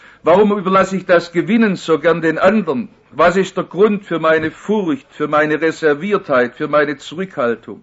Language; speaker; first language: German; native; German